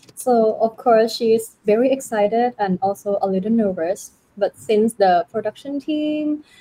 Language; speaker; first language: English; non-native, fluent; Thai